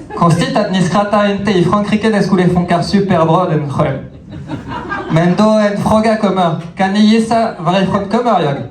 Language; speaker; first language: Swedish; non-native, fluent; French